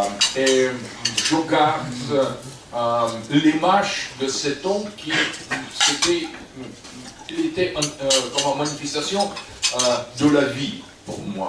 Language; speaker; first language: French; non-native, fluent; Russian